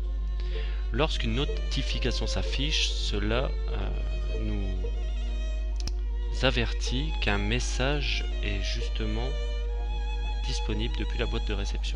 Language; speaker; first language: French; native; French